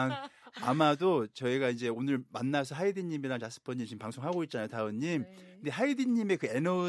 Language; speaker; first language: Korean; native; Korean